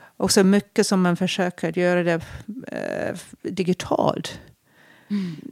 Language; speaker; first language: Swedish; non-native, fluent; English